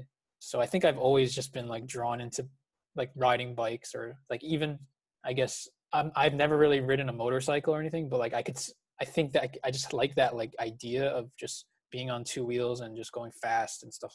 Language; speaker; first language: English; native; English